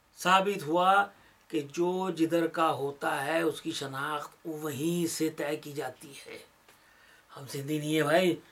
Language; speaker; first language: Urdu; native; Urdu